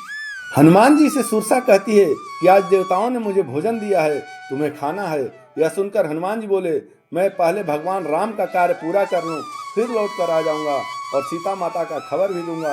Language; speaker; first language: Hindi; native; Hindi